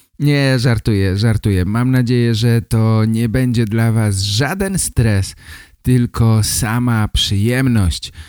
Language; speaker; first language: Polish; native; Polish